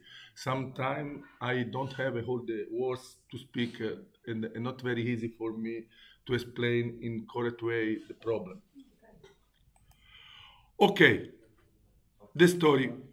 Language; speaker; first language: English; non-native, learner; Italian